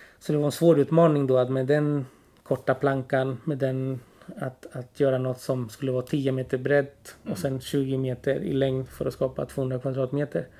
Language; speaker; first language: Swedish; early bilingual, other home language; Spanish